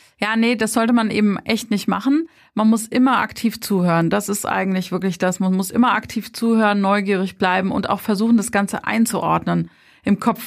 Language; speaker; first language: German; native; German